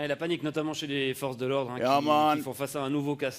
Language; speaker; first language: French; native; French